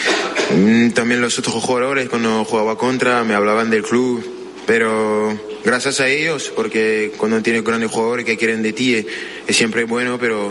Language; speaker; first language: Spanish; non-native, fluent; French